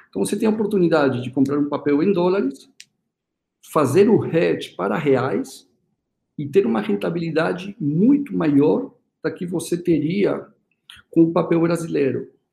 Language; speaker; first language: Portuguese; early bilingual, other home language; Spanish